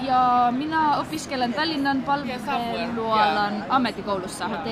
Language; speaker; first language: Finnish; non-native, learner; Estonian